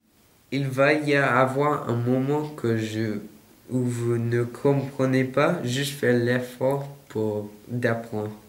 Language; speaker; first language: French; non-native, learner; English